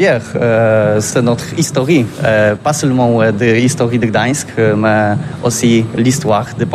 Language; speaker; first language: French; non-native, fluent; Polish